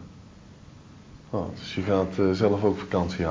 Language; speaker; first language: Dutch; native; Dutch